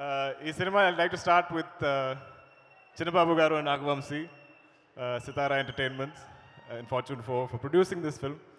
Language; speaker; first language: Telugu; non-native, learner; Malayalam